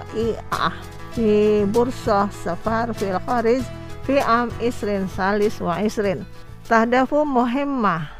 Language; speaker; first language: Arabic; non-native, fluent; Indonesian